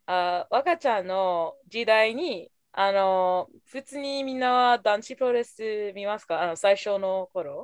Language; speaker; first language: Japanese; non-native, fluent; English